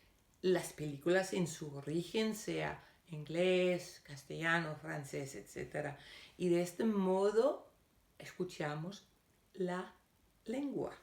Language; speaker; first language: Spanish; non-native, fluent; Danish